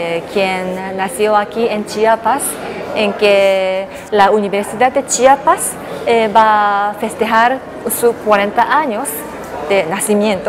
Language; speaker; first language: Spanish; non-native, learner; Japanese